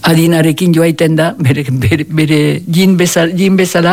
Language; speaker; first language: Basque; native; Basque